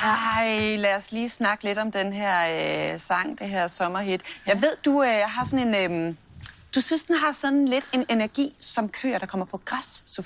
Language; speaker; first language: Danish; native; Danish